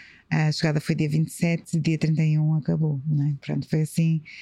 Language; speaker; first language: Portuguese; native; Portuguese